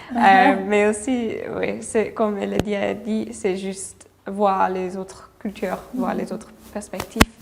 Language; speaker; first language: French; non-native, fluent; English